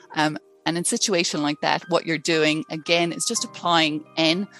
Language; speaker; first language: English; native; English